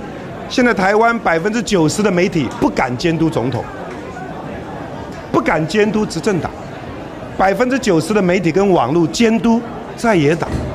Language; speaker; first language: Chinese; native; Chinese